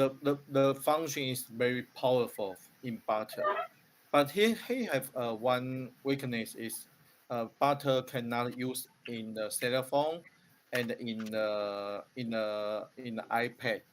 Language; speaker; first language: English; non-native, learner; Chinese